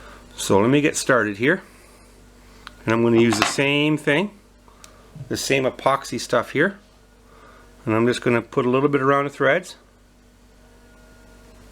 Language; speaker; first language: English; native; English